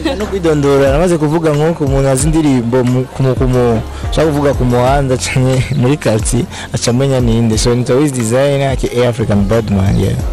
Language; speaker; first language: Rundi; native; Rundi